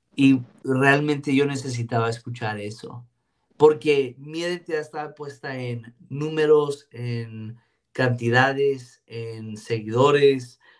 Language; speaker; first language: Spanish; native; Spanish